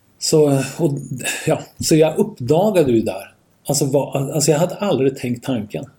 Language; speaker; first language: Swedish; native; Swedish